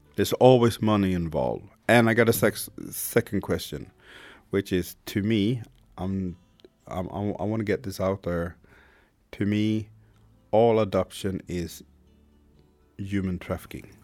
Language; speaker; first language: English; non-native, fluent; Swedish